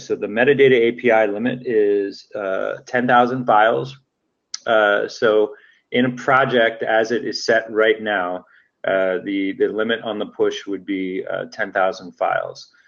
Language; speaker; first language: English; native; English